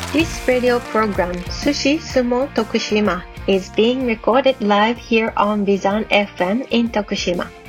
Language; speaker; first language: English; non-native, fluent; Japanese